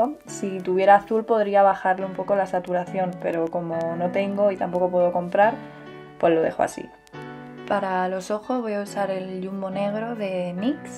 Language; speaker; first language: Spanish; native; Spanish